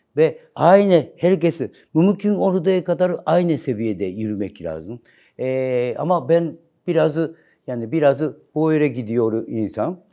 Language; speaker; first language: Turkish; non-native, learner; Japanese